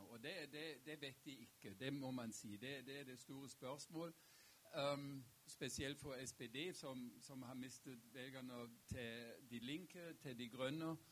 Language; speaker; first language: Norwegian; non-native, fluent; German